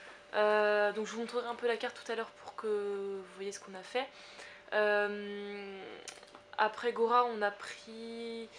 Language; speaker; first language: French; native; French